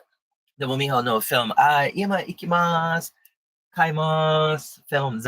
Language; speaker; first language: Japanese; non-native, learner; English